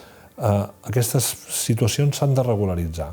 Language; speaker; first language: Catalan; native; Catalan